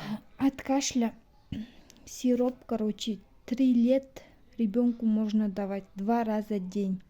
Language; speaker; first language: Russian; non-native, local second language; Kazakh